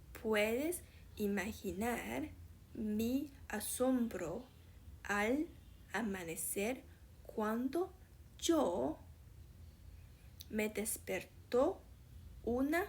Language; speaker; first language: Spanish; non-native, fluent; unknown